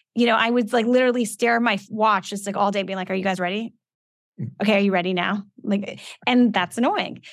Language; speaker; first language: English; native; English